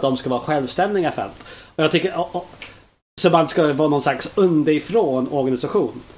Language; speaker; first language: Swedish; non-native, fluent; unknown